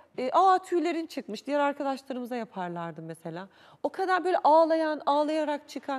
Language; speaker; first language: Turkish; native; Turkish